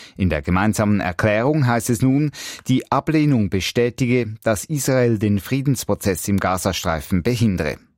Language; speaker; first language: German; native; German